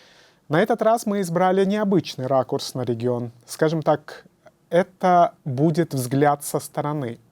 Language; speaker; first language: Russian; native; Russian